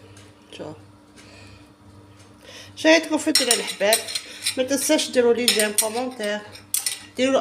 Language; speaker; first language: Arabic; native; Arabic